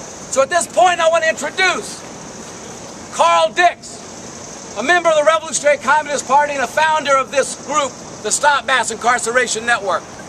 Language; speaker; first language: English; native; English